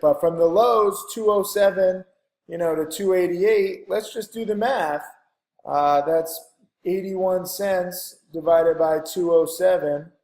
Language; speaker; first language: English; native; English